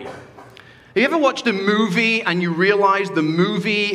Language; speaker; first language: English; native; English